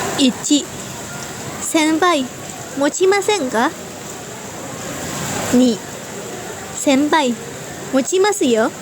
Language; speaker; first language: Japanese; non-native, learner; Indonesian